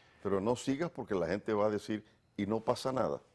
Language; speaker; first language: Spanish; native; Spanish